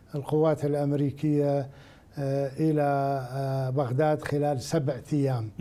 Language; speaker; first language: Arabic; native; Arabic